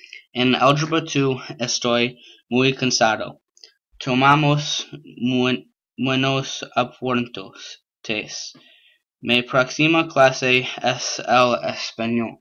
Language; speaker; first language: Spanish; non-native, learner; English